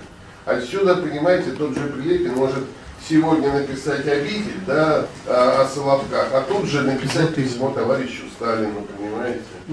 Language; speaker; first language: Russian; native; Russian